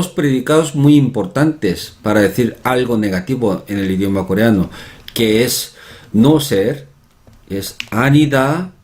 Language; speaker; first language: Spanish; non-native, fluent; Korean